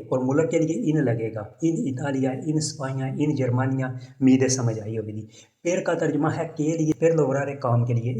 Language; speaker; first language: Urdu; non-native, local second language; Punjabi